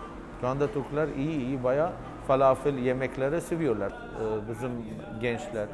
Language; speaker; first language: Turkish; non-native, fluent; Arabic